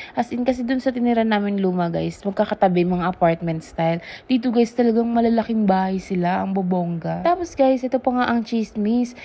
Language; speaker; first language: Filipino; native; Filipino